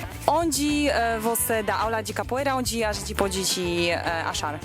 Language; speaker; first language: Portuguese; non-native, learner; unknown